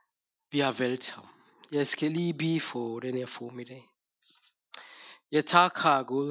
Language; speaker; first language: Danish; non-native, fluent; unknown